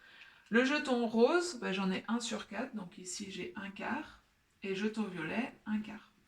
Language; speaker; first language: French; native; French